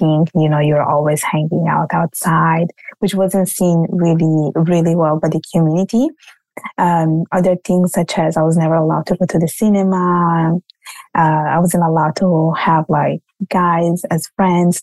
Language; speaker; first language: English; non-native, fluent; Italian